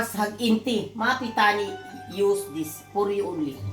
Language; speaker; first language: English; non-native, learner; Cebuano